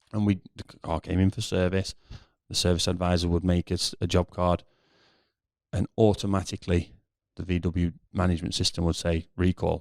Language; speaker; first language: English; native; English